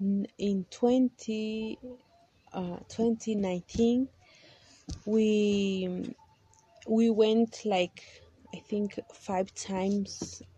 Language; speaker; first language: English; non-native, learner; Kaqchikel